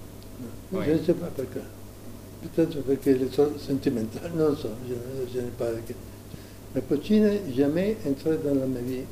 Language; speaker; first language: French; non-native, learner; Italian